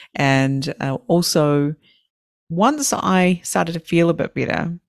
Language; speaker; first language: English; native; English